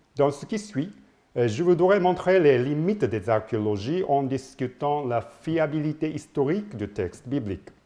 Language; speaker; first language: French; non-native, learner; Japanese